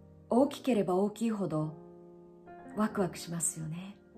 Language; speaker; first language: Japanese; native; Japanese